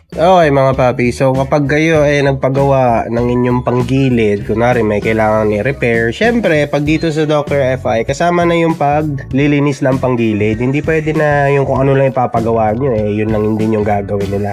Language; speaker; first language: Filipino; native; Filipino